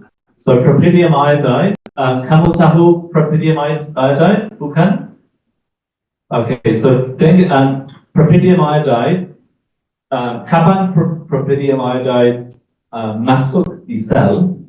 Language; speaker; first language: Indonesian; non-native, learner; English